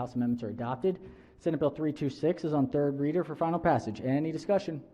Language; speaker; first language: English; native; English